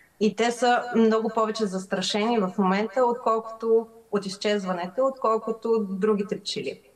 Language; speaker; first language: Bulgarian; early bilingual, heritage; Bulgarian